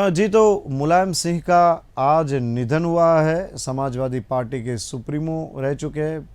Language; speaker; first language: Hindi; non-native, local second language; Gujarati